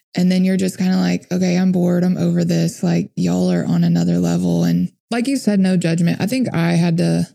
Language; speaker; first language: English; native; English